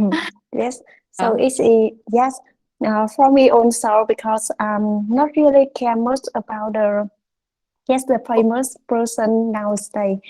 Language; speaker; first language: English; non-native, fluent; Vietnamese